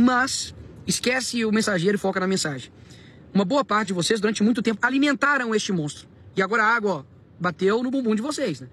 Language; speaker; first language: Portuguese; native; Portuguese